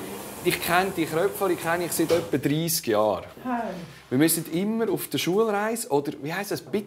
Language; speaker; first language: German; native; German